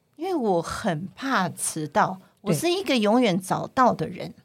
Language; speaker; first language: Chinese; non-native, local second language; Cantonese